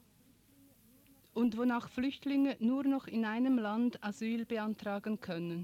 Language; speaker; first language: German; native; German